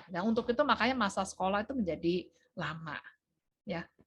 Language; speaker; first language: Indonesian; native; Indonesian